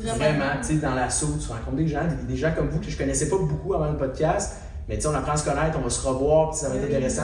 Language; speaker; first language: French; native; French